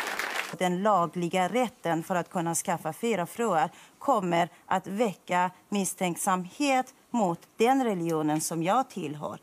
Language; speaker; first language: Swedish; non-native, fluent; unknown